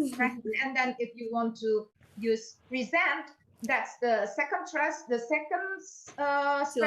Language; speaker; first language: English; non-native, fluent; Indonesian